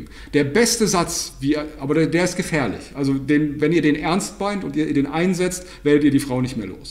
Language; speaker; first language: German; native; German